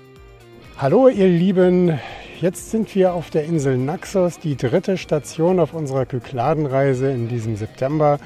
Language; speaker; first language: German; native; German